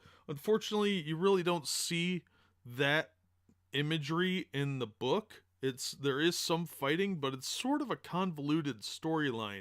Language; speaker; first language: English; native; English